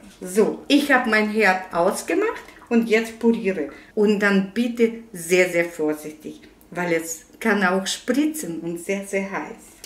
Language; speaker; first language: German; non-native, fluent; Russian